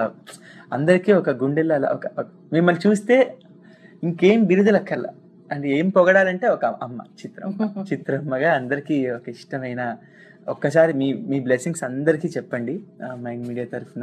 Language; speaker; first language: Telugu; native; Telugu